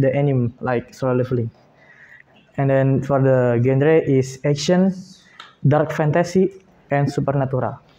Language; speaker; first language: English; non-native, learner; Indonesian